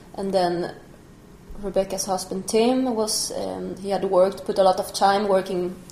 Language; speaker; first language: English; non-native, fluent; Spanish